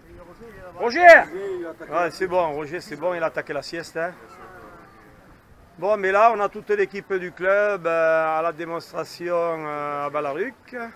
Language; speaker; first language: French; native; French